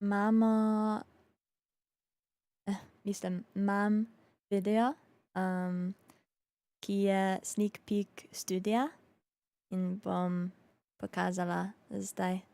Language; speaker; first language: Slovenian; early bilingual, heritage; Slovenian